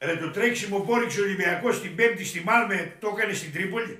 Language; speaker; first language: Greek; native; Greek